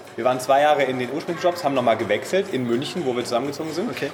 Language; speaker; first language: German; native; German